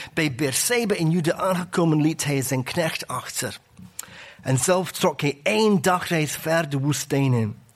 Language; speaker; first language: Dutch; non-native, fluent; English